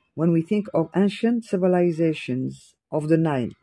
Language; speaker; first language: English; non-native, fluent; Arabic